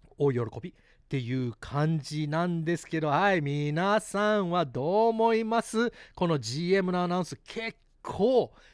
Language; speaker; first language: Japanese; early bilingual, heritage; Japanese